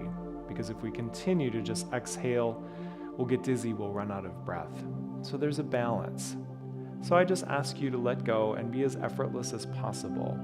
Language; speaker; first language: English; native; English